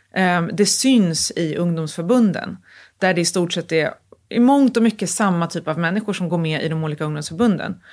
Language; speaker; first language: Swedish; native; Swedish